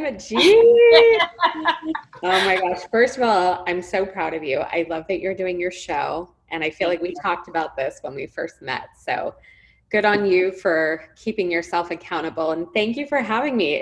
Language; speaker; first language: English; native; English